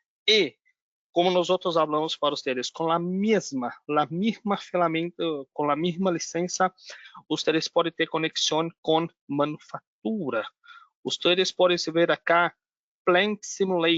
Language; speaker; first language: Spanish; non-native, learner; Portuguese